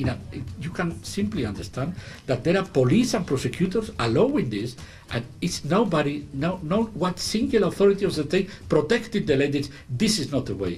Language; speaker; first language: English; non-native, fluent; Spanish